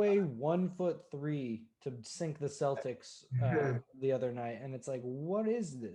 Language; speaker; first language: English; native; English